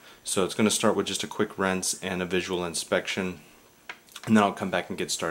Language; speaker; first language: English; native; English